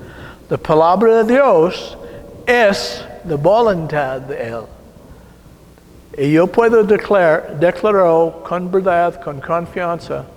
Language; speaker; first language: Spanish; non-native, learner; English